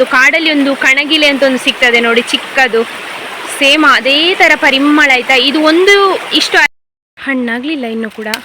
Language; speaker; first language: Kannada; non-native, local second language; Tulu